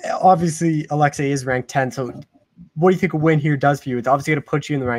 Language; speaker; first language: English; native; English